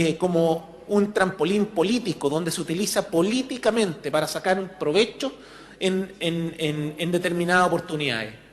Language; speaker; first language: Spanish; native; Spanish